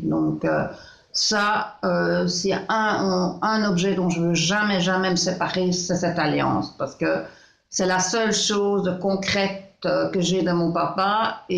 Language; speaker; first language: French; native; French